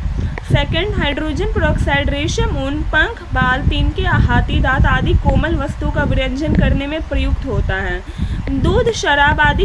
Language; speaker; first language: Hindi; native; Hindi